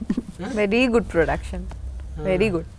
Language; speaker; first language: Telugu; non-native, learner; Bangla